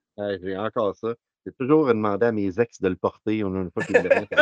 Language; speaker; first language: French; native; French